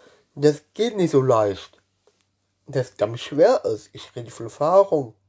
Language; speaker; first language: German; non-native, learner; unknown